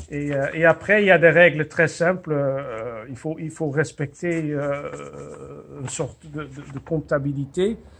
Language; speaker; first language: French; non-native, fluent; Dutch